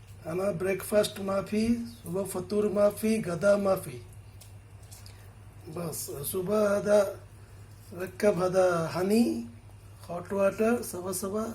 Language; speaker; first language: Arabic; non-native, learner; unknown